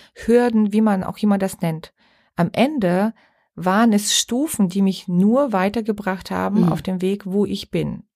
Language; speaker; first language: German; non-native, fluent; Bulgarian